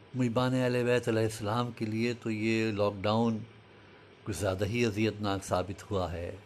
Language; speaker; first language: Urdu; native; Urdu